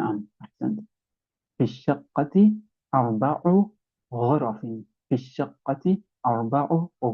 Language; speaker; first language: Arabic; non-native, fluent; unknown